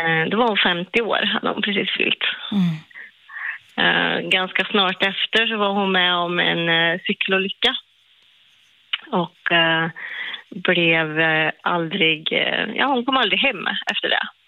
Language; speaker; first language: Swedish; native; Swedish